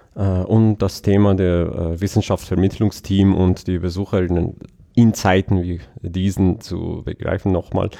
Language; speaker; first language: German; non-native, fluent; Persian